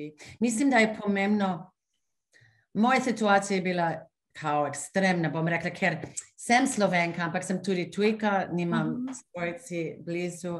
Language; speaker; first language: Slovenian; non-native, fluent; English